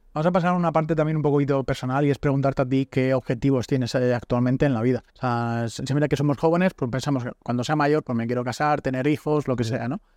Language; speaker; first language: Spanish; native; Spanish